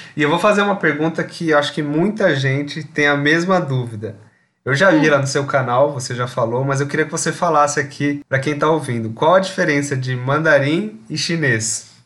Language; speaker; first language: Portuguese; native; Portuguese